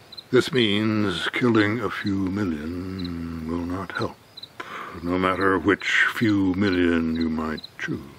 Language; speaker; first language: English; native; English